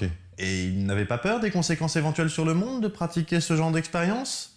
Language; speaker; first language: French; native; French